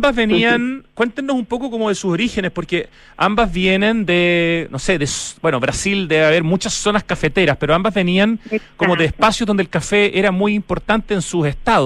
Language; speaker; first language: Spanish; native; Spanish